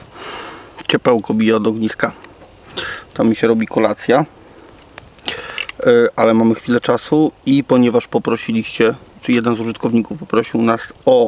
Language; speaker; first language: Polish; native; Polish